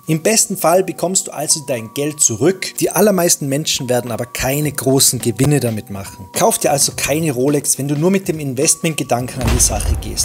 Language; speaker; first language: German; native; German